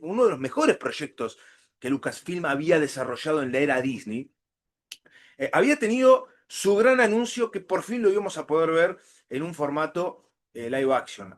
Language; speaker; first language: Spanish; native; Spanish